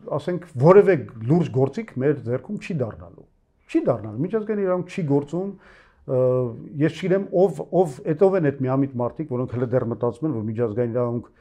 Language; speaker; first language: Armenian; native; Armenian